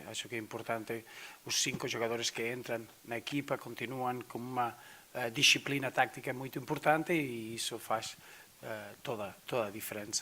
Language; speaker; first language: Portuguese; non-native, fluent; Spanish